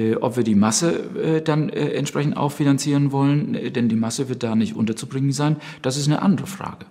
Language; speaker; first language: German; native; German